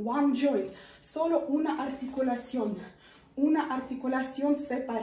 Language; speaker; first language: Spanish; non-native, learner; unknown